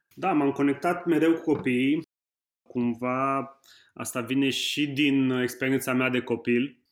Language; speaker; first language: Romanian; native; Romanian